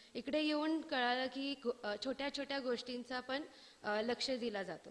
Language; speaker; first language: Marathi; non-native, local second language; Tamil